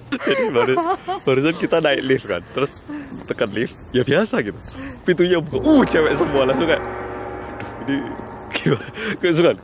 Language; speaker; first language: Indonesian; early bilingual, other home language; Korean